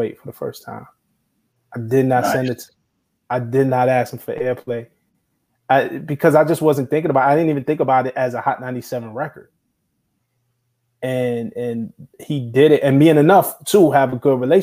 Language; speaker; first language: English; native; English